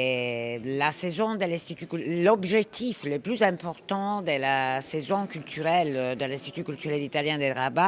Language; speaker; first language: French; non-native, fluent; Italian